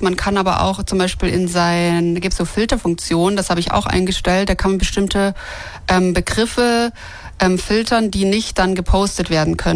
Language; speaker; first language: German; native; German